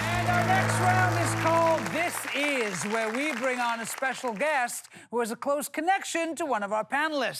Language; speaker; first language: English; native; English